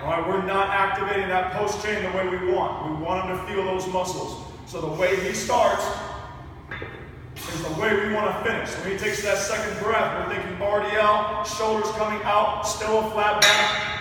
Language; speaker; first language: English; native; English